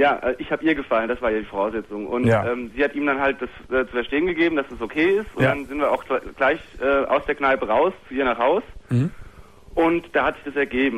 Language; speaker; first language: German; native; German